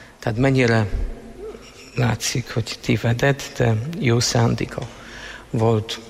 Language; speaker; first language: Hungarian; non-native, fluent; Polish